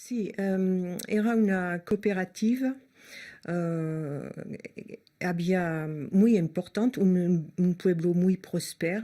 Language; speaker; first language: Spanish; non-native, learner; French